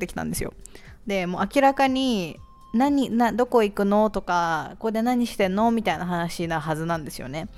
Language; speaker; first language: Japanese; native; Japanese